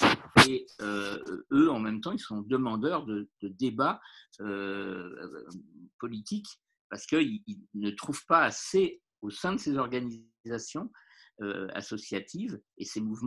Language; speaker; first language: French; native; French